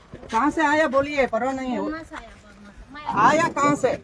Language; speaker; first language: Hindi; non-native, local second language; Kannada